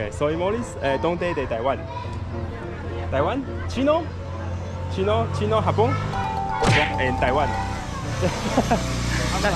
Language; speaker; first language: Spanish; non-native, learner; Chinese